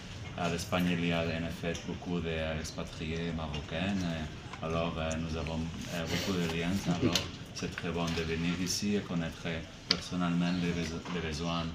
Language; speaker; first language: French; non-native, learner; Spanish